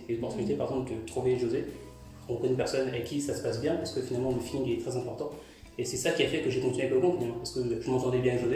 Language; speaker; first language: French; native; French